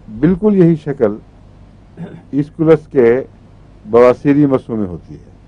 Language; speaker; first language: Urdu; native; Urdu